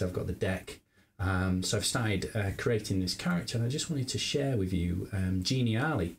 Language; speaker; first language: English; native; English